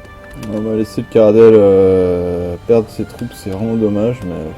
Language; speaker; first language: French; native; French